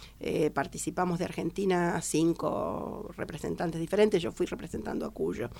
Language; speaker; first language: Spanish; native; Spanish